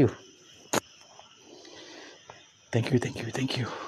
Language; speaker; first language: English; non-native, local second language; Malay